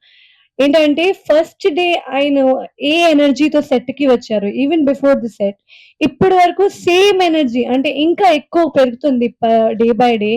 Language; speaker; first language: Telugu; non-native, fluent; Hindi